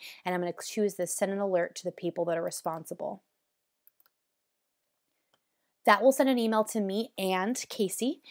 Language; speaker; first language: English; native; English